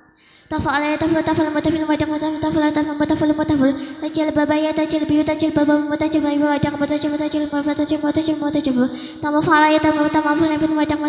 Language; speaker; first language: Arabic; non-native, learner; Javanese